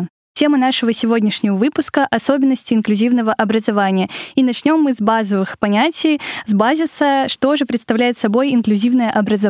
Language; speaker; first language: Russian; native; Russian